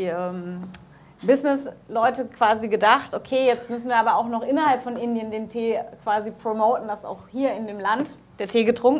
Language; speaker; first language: German; native; German